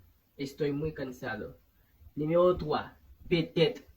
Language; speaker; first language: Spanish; non-native, fluent; Haitian Creole